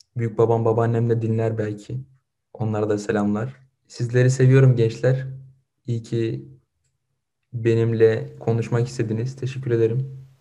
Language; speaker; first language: Turkish; early bilingual, other home language; Russian